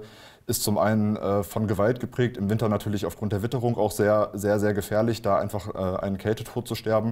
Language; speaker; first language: German; native; German